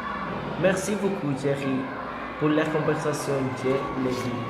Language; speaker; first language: French; non-native, learner; Spanish